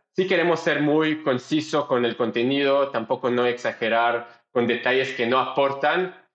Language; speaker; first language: Spanish; non-native, fluent; French